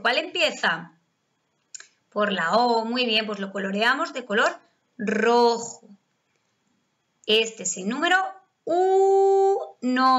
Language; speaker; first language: Spanish; native; Spanish